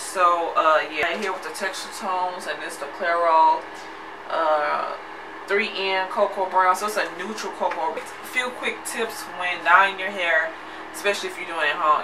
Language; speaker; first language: English; native; English